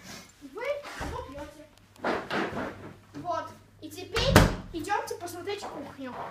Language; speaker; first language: Russian; early bilingual, heritage; Russian